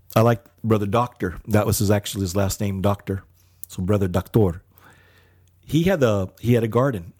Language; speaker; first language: English; early bilingual, other home language; Filipino